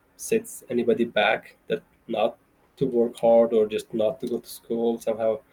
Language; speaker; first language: English; non-native, fluent; Persian